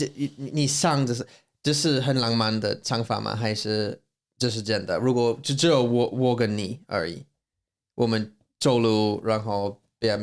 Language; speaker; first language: Chinese; non-native, learner; English